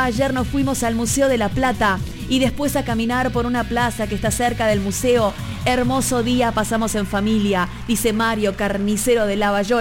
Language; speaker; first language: Spanish; native; Spanish